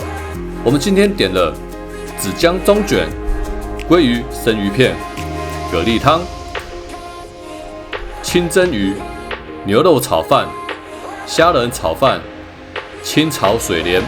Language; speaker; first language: Chinese; native; Chinese